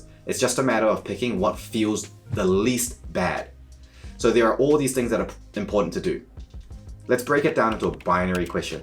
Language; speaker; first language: English; native; English